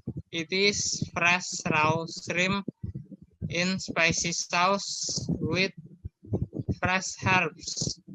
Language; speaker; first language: English; non-native, learner; Indonesian